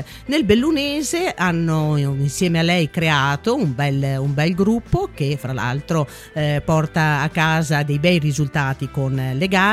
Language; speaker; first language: Italian; native; Italian